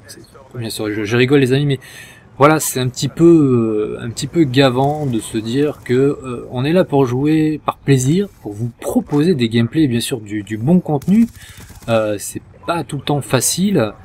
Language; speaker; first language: French; native; French